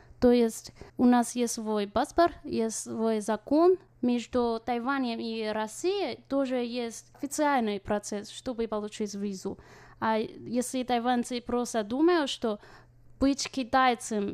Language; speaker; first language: Russian; non-native, fluent; Chinese